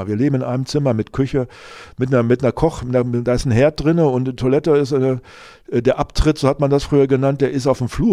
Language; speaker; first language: German; native; German